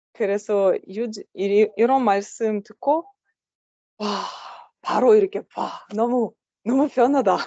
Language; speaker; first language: Korean; non-native, learner; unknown